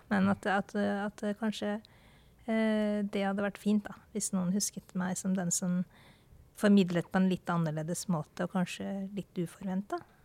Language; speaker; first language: Norwegian; early bilingual, other home language; Urdu